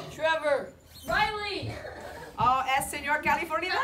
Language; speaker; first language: Spanish; non-native, fluent; English